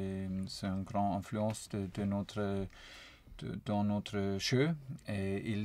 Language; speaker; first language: French; non-native, fluent; German